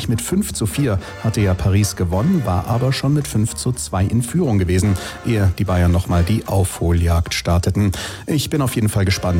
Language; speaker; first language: German; native; German